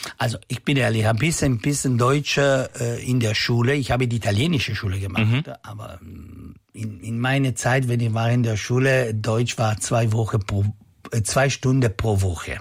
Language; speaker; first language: German; non-native, local second language; Italian